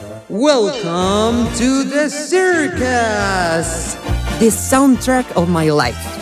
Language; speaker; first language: English; non-native, learner; Spanish